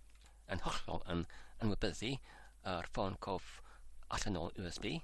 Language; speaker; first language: Welsh; non-native, learner; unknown